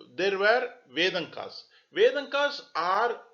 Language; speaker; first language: English; non-native, local second language; Tamil